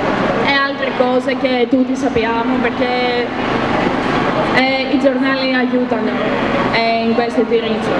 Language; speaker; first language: Italian; non-native, learner; Greek